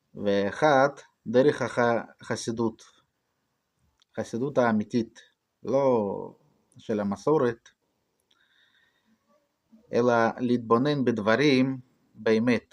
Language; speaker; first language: Hebrew; non-native, fluent; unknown